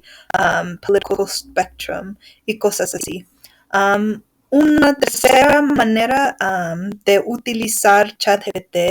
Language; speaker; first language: Spanish; non-native, fluent; English